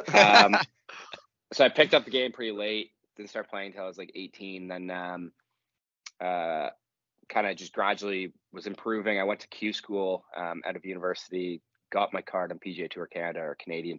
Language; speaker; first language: English; native; English